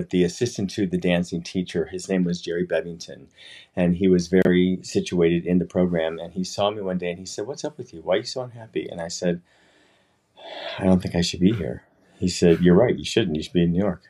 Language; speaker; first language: English; native; English